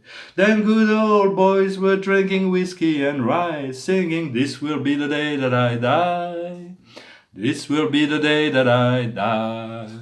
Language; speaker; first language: English; non-native, fluent; French